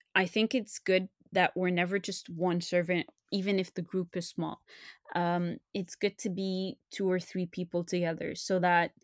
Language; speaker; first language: English; non-native, fluent; French